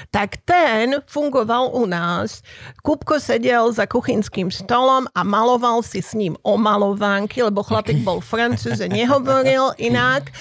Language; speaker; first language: Slovak; native; Slovak